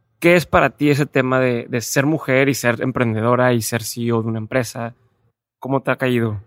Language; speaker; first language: Spanish; native; Spanish